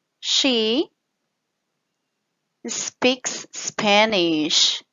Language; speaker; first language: English; non-native, fluent; Spanish